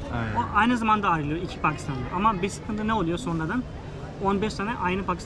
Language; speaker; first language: Turkish; non-native, fluent; Urdu